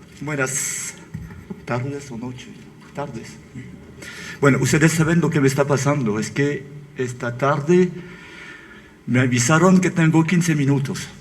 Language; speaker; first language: Spanish; non-native, fluent; French